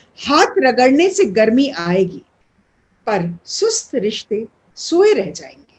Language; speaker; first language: Hindi; non-native, local second language; Bangla